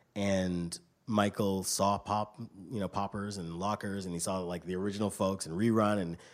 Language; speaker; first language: English; native; English